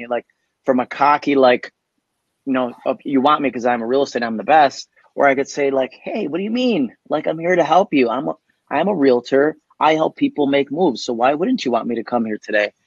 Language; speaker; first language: English; native; English